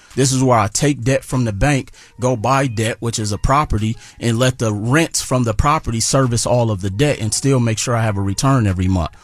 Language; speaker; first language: English; native; English